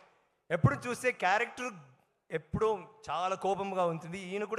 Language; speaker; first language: Telugu; non-native, learner; Tamil